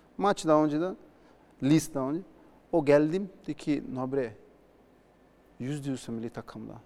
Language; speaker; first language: Turkish; non-native, learner; Portuguese